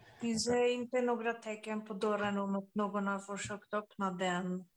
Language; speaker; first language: Swedish; non-native, learner; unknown